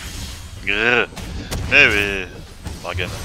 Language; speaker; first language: French; native; French